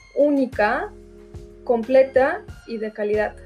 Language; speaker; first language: Spanish; non-native, fluent; Bulgarian